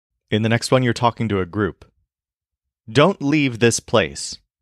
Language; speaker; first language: English; native; English